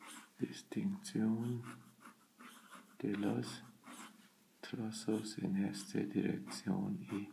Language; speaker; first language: Spanish; non-native, learner; German